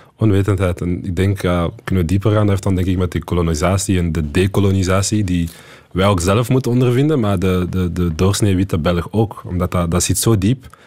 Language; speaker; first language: Dutch; early bilingual, other home language; Lingala